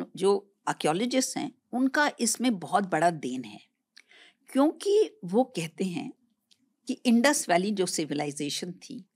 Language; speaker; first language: Hindi; native; Hindi